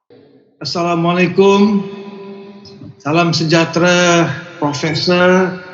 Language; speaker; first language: Indonesian; native; Indonesian